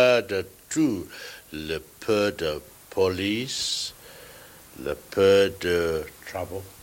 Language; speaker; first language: French; non-native, learner; English